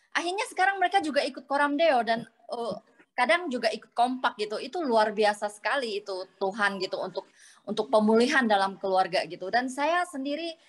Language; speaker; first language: Indonesian; native; Indonesian